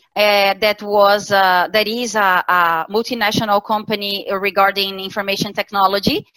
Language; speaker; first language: English; non-native, fluent; Portuguese